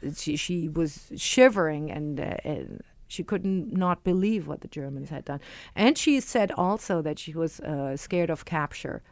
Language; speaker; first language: English; non-native, fluent; German